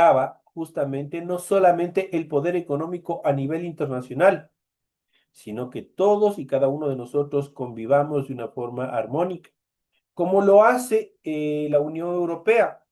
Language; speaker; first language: Spanish; native; Spanish